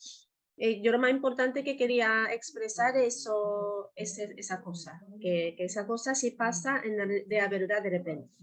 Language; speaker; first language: Spanish; non-native, learner; Japanese